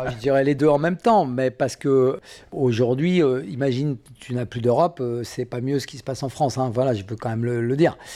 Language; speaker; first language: French; native; French